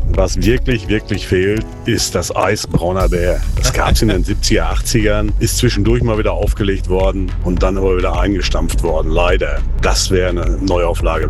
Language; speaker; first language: German; native; German